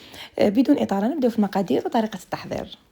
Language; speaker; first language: Arabic; native; Arabic